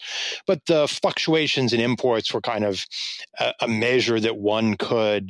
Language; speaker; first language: English; native; English